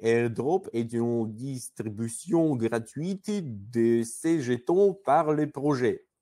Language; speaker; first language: French; non-native, learner; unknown